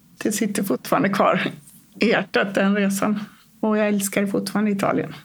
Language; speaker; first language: Swedish; native; Swedish